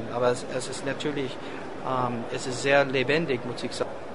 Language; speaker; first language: German; non-native, fluent; English